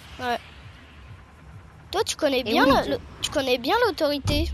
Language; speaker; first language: French; native; French